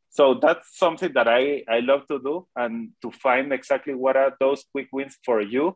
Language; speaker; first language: English; non-native, fluent; Spanish